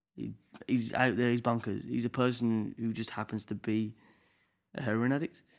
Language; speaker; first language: English; native; English